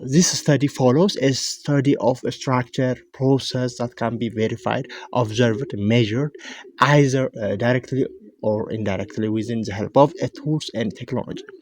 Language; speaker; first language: English; non-native, local second language; Amharic